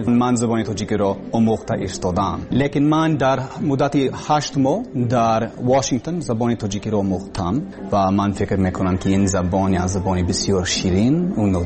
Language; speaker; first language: Persian; non-native, learner; English